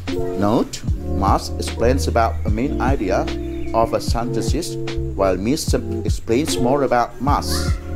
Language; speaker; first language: English; non-native, fluent; Indonesian